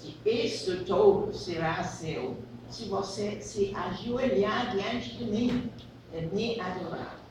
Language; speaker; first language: Portuguese; non-native, fluent; English